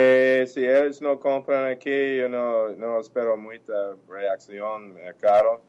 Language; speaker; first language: Portuguese; non-native, fluent; English